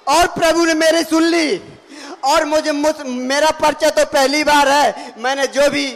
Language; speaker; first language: Hindi; native; Hindi